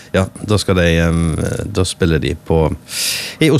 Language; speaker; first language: Norwegian; native; Norwegian